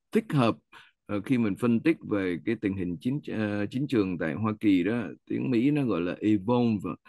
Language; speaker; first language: Vietnamese; native; Vietnamese